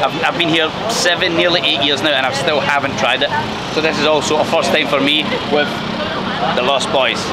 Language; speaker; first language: English; native; English